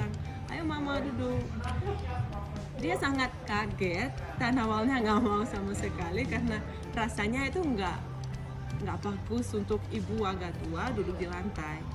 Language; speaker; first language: Indonesian; non-native, fluent; Russian